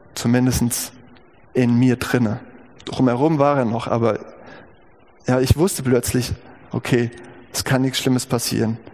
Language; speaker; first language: German; native; German